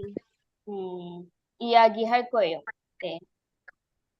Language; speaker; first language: Korean; non-native, learner; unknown